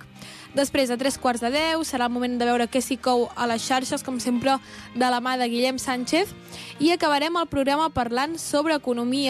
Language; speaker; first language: Catalan; native; Catalan